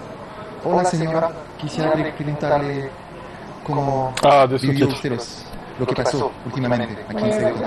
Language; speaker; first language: Spanish; non-native, fluent; French